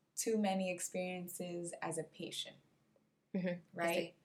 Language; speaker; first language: English; non-native, fluent; Portuguese